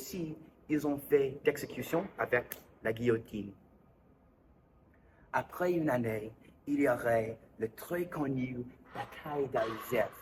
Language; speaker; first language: French; non-native, learner; English